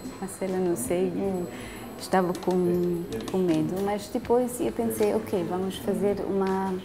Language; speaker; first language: Portuguese; non-native, learner; German